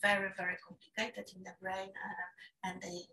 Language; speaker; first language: English; non-native, fluent; Polish